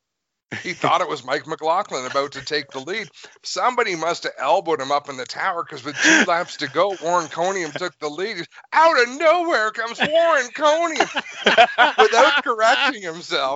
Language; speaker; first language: English; native; English